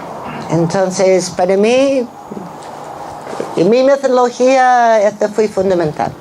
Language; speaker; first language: Spanish; non-native, fluent; English